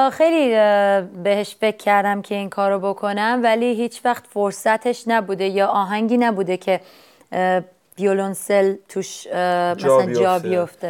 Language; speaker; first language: Persian; non-native, local second language; Armenian